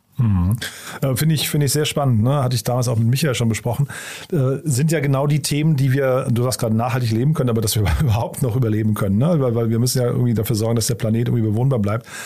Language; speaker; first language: German; native; German